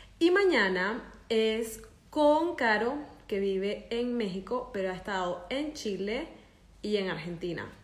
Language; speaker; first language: Spanish; native; Spanish